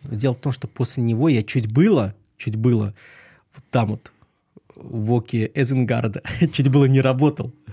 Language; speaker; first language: Russian; native; Russian